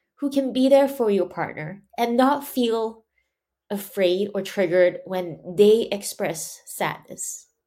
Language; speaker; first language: English; non-native, local second language; Chinese